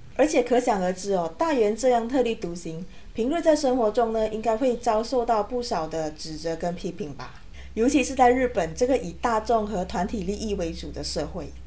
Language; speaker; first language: Chinese; native; Chinese